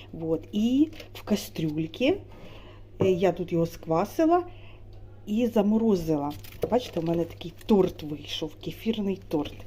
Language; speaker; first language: Ukrainian; native; Ukrainian